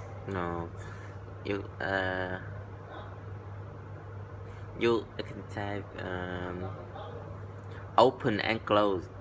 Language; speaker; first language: English; non-native, learner; Vietnamese